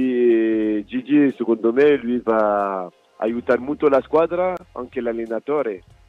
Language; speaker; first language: Italian; non-native, fluent; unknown